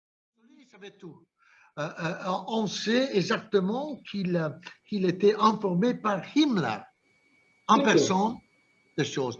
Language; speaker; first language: French; non-native, fluent; Italian